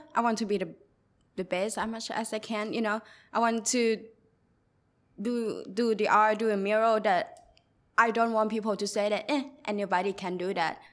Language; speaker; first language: English; non-native, learner; Thai